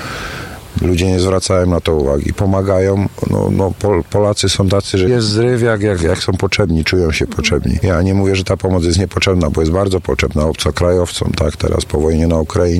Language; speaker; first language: Polish; native; Polish